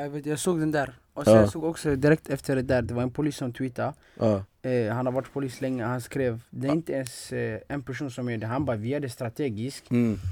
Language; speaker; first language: Swedish; non-native, fluent; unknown